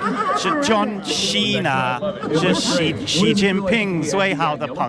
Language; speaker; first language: Chinese; non-native, fluent; English